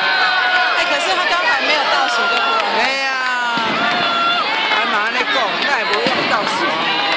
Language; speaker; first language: Chinese; native; Chinese